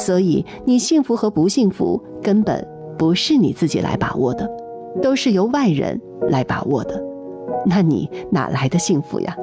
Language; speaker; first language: Chinese; native; Chinese